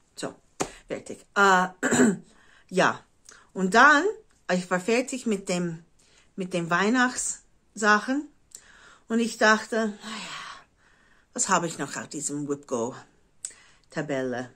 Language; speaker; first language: German; non-native, fluent; English